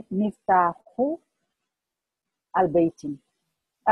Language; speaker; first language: Arabic; non-native, learner; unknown